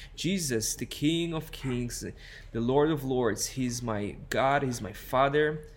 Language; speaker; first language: English; non-native, fluent; Hebrew